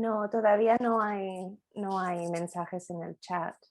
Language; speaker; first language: Spanish; native; Spanish